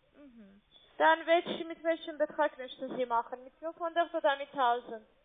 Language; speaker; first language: German; non-native, learner; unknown